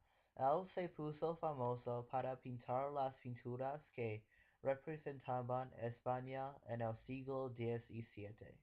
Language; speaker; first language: Spanish; non-native, learner; English